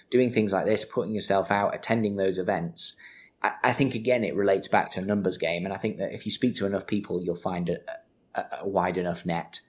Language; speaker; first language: English; native; English